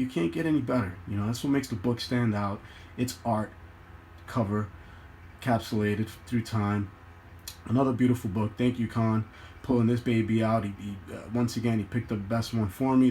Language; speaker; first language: English; native; English